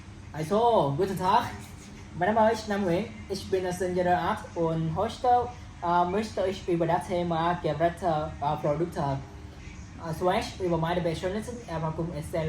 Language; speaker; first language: German; non-native, learner; Vietnamese